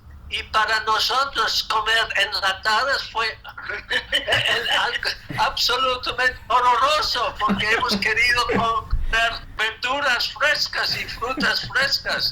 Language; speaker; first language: Spanish; non-native, fluent; English